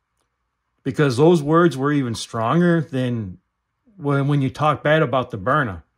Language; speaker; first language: English; native; English